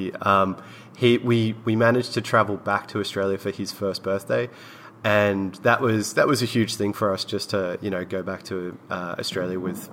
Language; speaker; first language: English; native; English